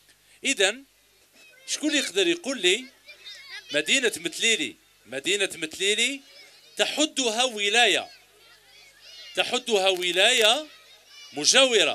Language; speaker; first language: Arabic; native; Arabic